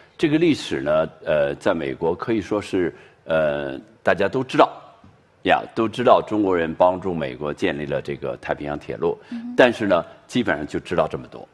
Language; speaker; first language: Chinese; native; Chinese